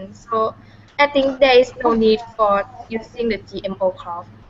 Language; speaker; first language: English; non-native, learner; Thai